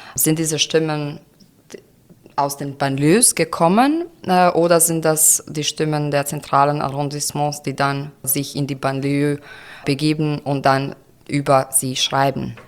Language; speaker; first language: German; non-native, fluent; Croatian